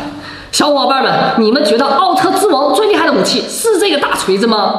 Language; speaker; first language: Chinese; native; Chinese